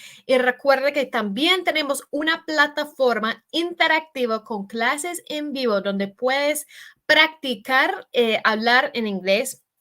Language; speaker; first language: Spanish; non-native, fluent; English